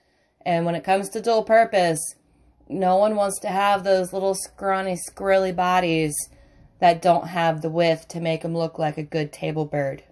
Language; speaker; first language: English; native; English